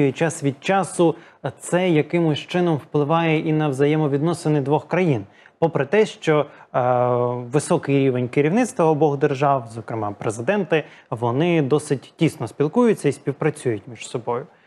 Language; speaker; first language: Ukrainian; native; Ukrainian